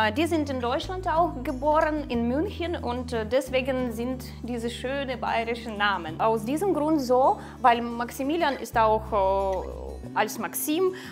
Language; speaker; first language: German; non-native, fluent; Russian